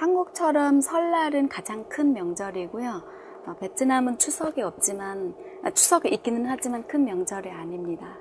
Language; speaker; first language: Korean; non-native, fluent; Vietnamese